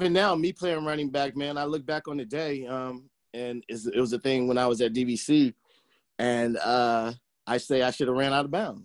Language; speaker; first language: English; native; English